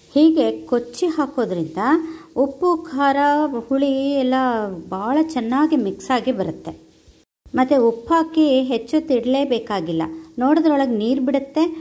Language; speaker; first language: Kannada; non-native, local second language; Konkani